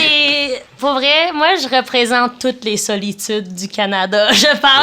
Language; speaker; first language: French; native; French